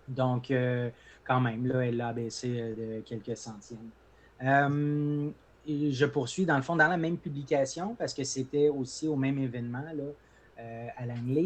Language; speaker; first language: French; native; French